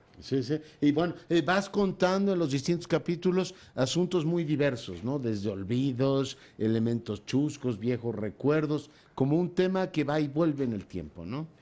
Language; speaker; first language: Spanish; native; Spanish